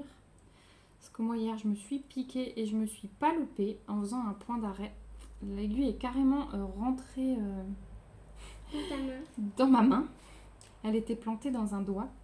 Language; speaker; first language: French; native; French